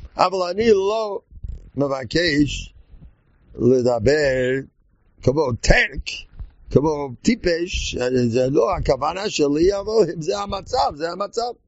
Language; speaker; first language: Hebrew; non-native, learner; English